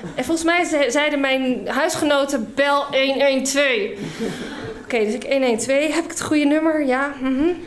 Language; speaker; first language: Dutch; non-native, fluent; English